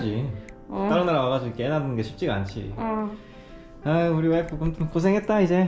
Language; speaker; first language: Korean; native; Korean